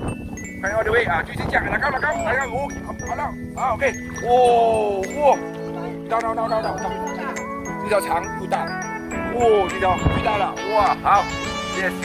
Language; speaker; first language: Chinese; non-native, learner; Thai